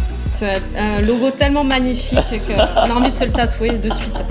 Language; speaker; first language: French; native; French